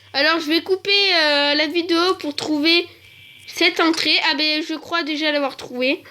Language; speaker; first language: French; native; French